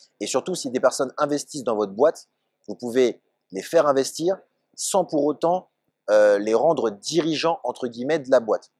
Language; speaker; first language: French; native; French